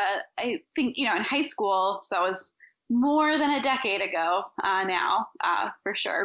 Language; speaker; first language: English; native; English